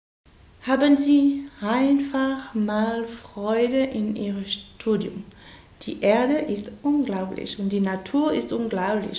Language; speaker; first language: German; non-native, fluent; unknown